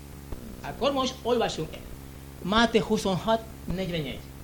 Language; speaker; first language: Hungarian; non-native, learner; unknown